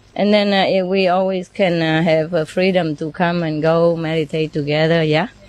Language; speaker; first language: English; non-native, fluent; Vietnamese